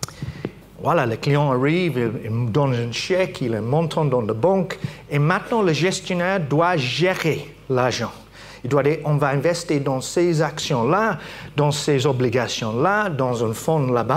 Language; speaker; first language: French; non-native, fluent; English